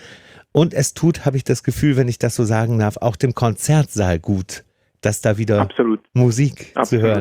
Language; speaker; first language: German; native; German